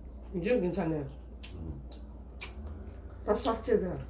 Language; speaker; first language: Korean; non-native, learner; Filipino